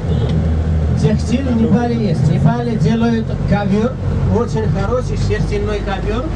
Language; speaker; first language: Russian; non-native, learner; Nepali